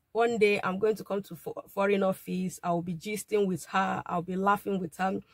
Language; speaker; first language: English; non-native, local second language; Igbo